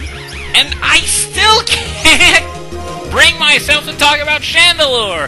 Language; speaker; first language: English; native; English